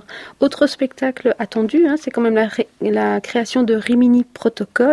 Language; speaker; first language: French; native; French